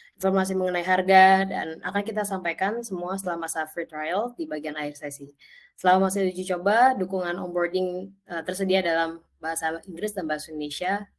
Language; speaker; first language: Indonesian; native; Indonesian